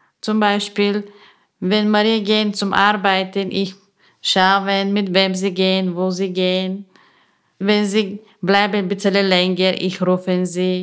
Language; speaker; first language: German; non-native, learner; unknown